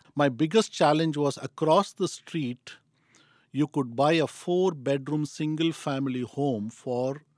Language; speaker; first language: English; non-native, local second language; Tamil